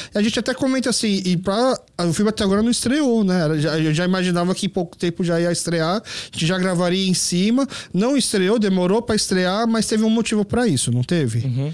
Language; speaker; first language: Portuguese; early bilingual, other home language; Korean